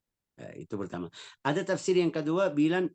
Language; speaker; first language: Indonesian; non-native, fluent; Arabic